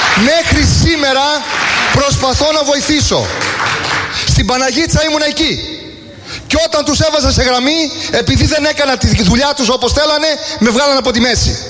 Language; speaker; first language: Greek; early bilingual, heritage; Greek